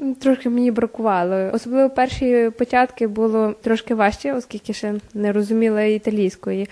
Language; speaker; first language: Ukrainian; native; Ukrainian